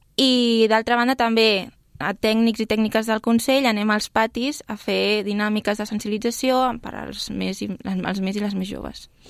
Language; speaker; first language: Catalan; native; Catalan